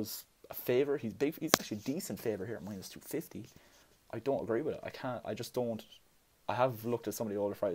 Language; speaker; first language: English; native; English